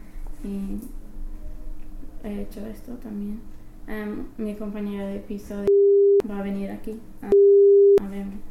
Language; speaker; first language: Spanish; non-native, fluent; English